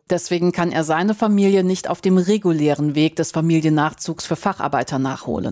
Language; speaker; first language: German; native; German